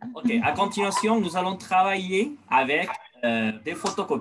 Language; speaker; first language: French; non-native, fluent; Spanish